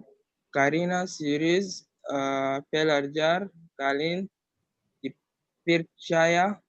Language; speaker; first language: Indonesian; non-native, learner; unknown